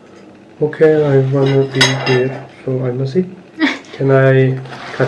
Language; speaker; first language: English; non-native, learner; Turkish